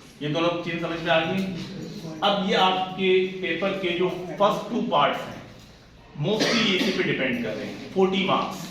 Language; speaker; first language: Urdu; native; Urdu